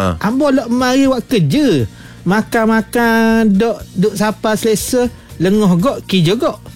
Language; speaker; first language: Malay; native; Malay